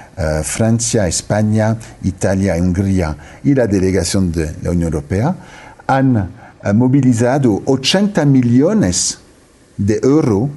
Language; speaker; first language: Spanish; non-native, fluent; French